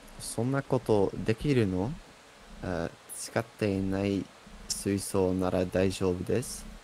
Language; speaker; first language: Japanese; non-native, learner; English